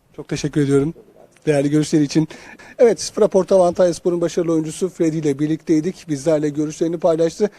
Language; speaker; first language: Turkish; native; Turkish